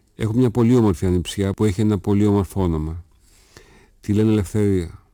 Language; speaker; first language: Greek; native; Greek